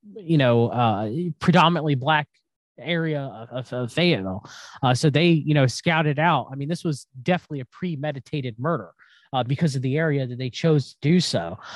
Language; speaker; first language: English; native; English